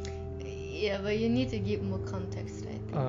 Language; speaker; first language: English; non-native, fluent; Japanese